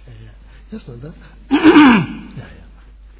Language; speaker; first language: Russian; non-native, learner; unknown